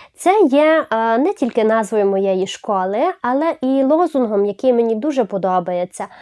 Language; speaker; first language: Ukrainian; non-native, local second language; Hungarian